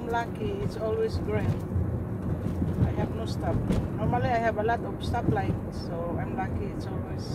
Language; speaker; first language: English; non-native, local second language; Filipino